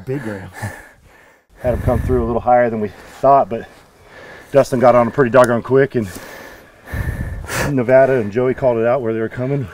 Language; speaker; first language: English; native; English